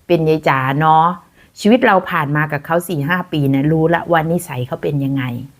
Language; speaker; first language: Thai; native; Thai